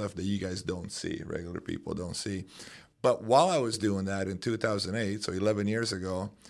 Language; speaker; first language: English; non-native, fluent; Romanian